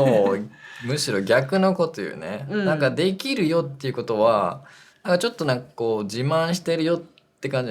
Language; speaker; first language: Japanese; native; Japanese